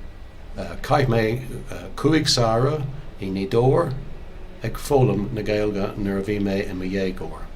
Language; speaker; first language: Irish; non-native, local second language; English